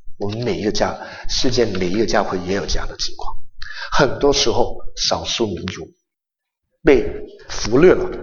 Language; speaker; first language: Chinese; non-native, local second language; Cantonese